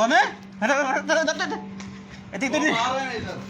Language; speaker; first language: Hindi; non-native, learner; Bangla